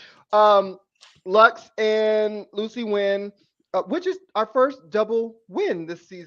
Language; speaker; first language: English; native; English